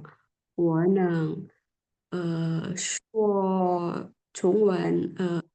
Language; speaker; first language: Chinese; non-native, learner; Indonesian